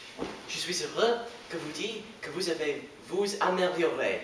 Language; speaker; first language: French; non-native, learner; English